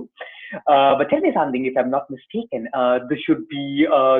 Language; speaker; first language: English; non-native, local second language; Tamil